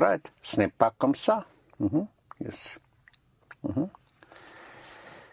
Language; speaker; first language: French; non-native, fluent; English